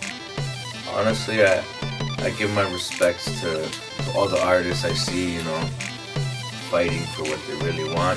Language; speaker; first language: English; early bilingual, other home language; Spanish